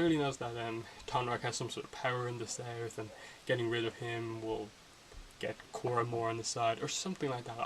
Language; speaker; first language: English; native; English